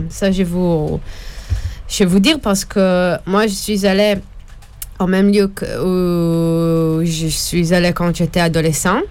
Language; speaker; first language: French; non-native, learner; Hebrew